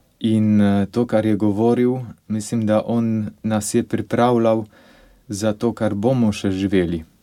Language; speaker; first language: Slovenian; non-native, fluent; Polish